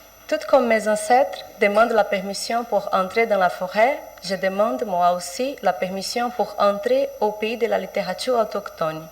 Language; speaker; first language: French; non-native, fluent; Portuguese